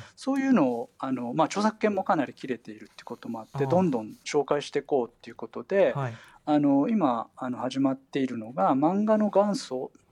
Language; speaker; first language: Japanese; native; Japanese